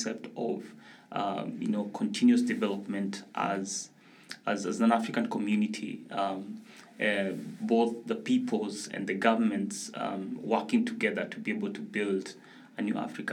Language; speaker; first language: English; non-native, local second language; Luo (Kenya and Tanzania)